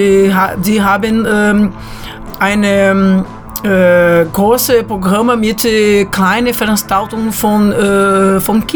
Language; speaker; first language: German; non-native, learner; Portuguese